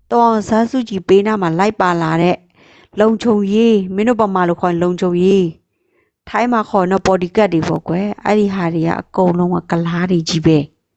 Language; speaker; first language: Burmese; non-native, local second language; Shan